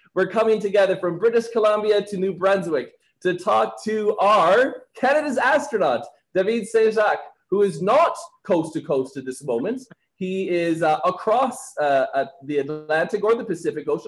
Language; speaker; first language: English; native; English